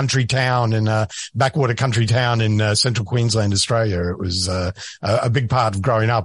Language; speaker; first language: English; native; English